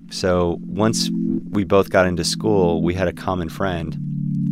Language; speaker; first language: English; native; English